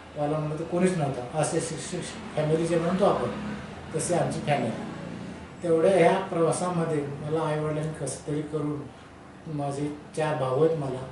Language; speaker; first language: Marathi; native; Marathi